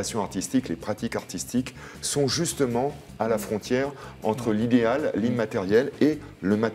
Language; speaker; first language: French; native; French